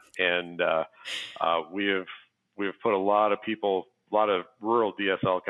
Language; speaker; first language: English; native; English